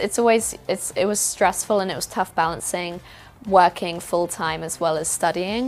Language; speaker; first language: English; native; English